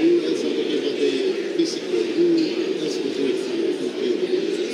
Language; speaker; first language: English; non-native, fluent; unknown